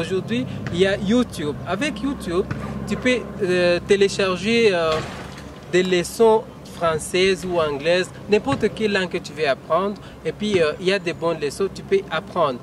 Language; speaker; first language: French; non-native, local second language; Swahili